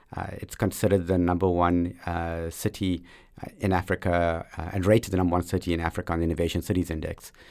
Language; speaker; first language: English; native; English